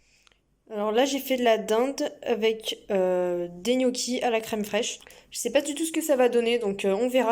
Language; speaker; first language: French; native; French